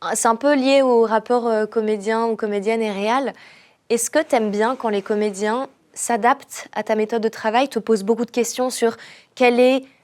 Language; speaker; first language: French; native; French